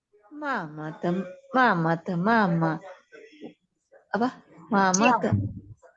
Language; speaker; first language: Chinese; non-native, learner; Indonesian